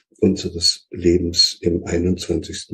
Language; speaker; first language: German; native; German